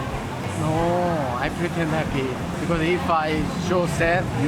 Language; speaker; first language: English; non-native, learner; Korean